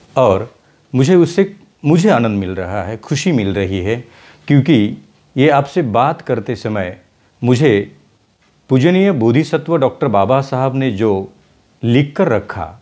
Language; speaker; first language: Hindi; non-native, local second language; Marathi